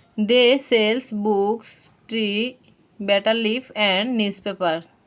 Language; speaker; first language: English; non-native, local second language; Bangla